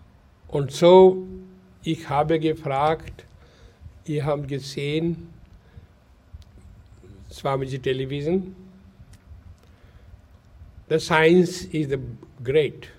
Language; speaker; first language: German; non-native, learner; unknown